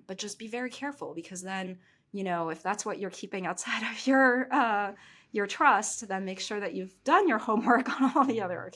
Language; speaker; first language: English; native; English